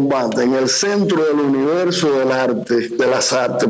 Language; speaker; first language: Spanish; native; Spanish